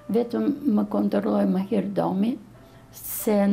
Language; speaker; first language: Albanian; early bilingual, other home language; Bulgarian